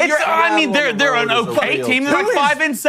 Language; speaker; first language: English; native; English